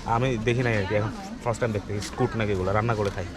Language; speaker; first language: Bangla; non-native, local second language; Chakma